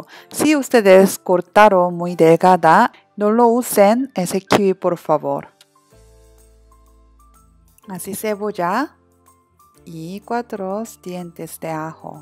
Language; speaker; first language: Spanish; non-native, learner; Korean